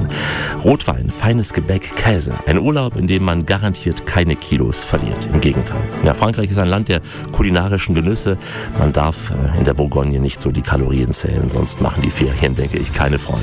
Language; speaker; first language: German; native; German